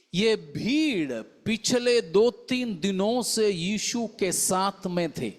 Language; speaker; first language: Hindi; non-native, local second language; Malayalam